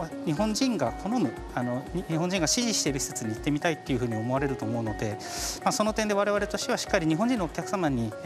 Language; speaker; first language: Japanese; native; Japanese